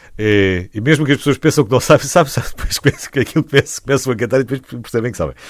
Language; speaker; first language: Portuguese; native; Portuguese